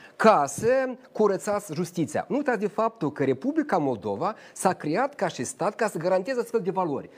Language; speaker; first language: Romanian; native; Romanian